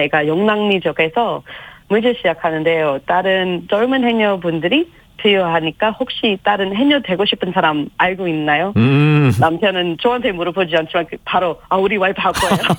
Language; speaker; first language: Korean; non-native, learner; English